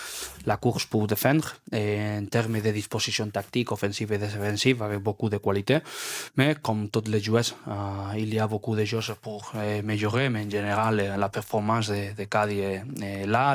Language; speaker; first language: French; non-native, learner; Spanish